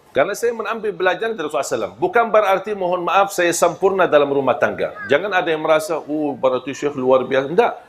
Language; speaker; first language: Malay; non-native, fluent; Arabic